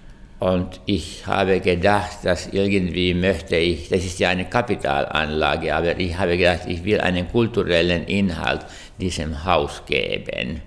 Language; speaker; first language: German; non-native, fluent; Finnish